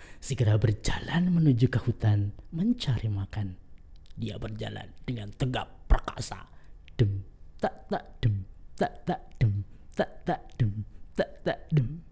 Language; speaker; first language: Indonesian; native; Indonesian